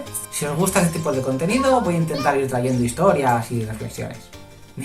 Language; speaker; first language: Spanish; native; Spanish